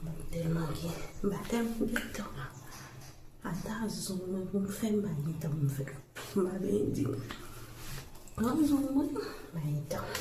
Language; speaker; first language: French; non-native, learner; Haitian Creole